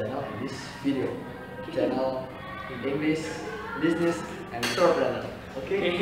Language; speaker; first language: English; non-native, learner; Indonesian